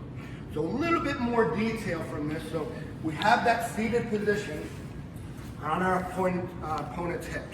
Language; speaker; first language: English; native; English